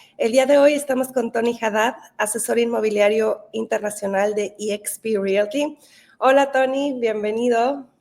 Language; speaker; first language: Spanish; native; Spanish